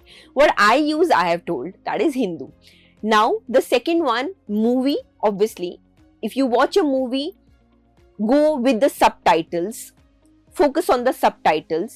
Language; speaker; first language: English; non-native, local second language; Hindi